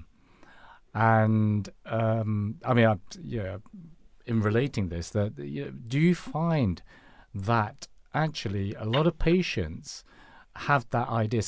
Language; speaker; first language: English; non-native, local second language; Cantonese